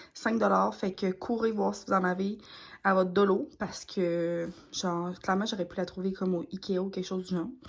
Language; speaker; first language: French; native; French